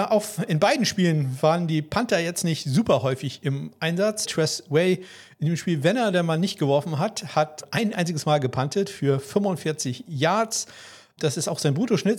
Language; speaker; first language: German; native; German